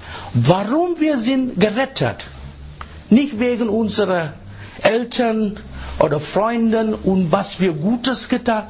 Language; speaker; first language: German; non-native, fluent; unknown